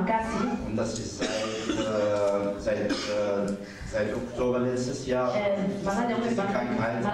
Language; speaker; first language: German; non-native, learner; Arabic